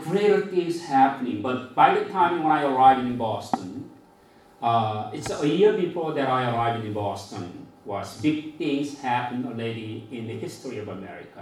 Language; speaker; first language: English; non-native, fluent; Korean